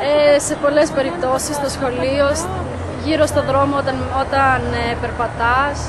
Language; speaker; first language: Greek; early bilingual, other home language; Albanian